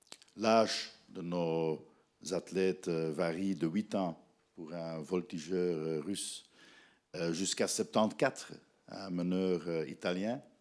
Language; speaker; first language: French; non-native, fluent; Dutch